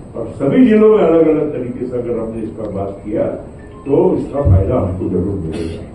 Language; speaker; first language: Hindi; non-native, local second language; Marathi